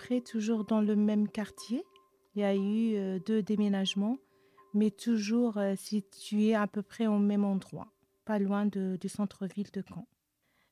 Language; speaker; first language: French; non-native, local second language; Arabic